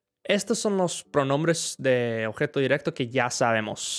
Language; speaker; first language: Spanish; non-native, fluent; English